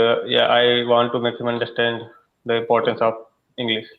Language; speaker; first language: English; non-native, learner; Hindi